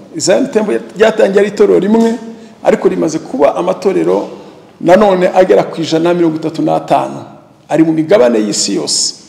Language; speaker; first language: Kinyarwanda; native; Kinyarwanda